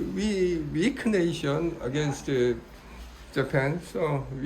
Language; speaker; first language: English; non-native, learner; Korean